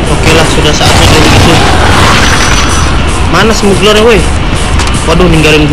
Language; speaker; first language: Indonesian; native; Indonesian